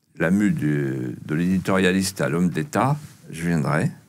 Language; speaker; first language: French; native; French